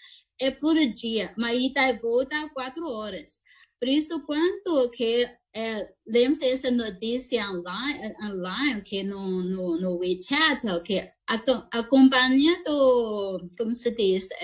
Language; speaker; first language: Portuguese; non-native, fluent; Chinese